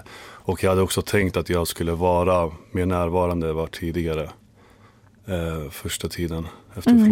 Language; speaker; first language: Swedish; early bilingual, other home language; Finnish